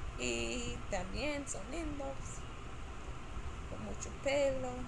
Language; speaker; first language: Spanish; non-native, learner; English